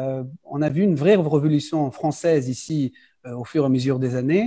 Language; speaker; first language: French; early bilingual, heritage; French